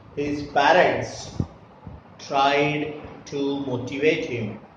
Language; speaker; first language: English; non-native, local second language; Marathi